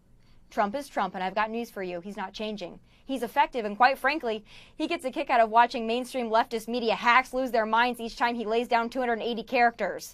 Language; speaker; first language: English; native; English